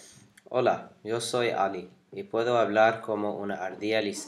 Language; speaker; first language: Spanish; non-native, learner; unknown